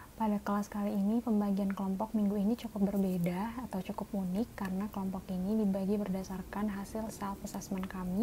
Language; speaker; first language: Indonesian; native; Indonesian